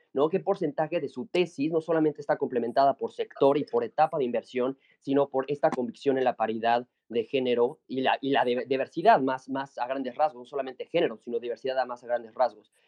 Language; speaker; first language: Spanish; native; Spanish